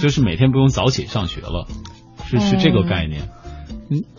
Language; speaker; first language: Chinese; native; Chinese